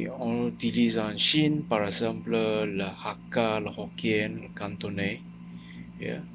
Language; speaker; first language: French; non-native, learner; Chinese